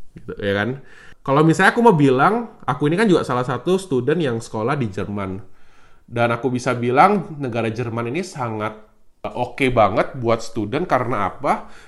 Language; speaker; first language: Indonesian; native; Indonesian